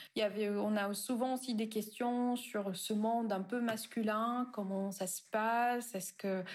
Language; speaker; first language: French; non-native, local second language; Arabic